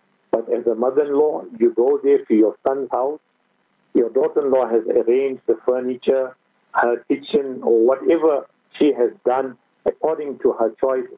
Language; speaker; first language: English; native; English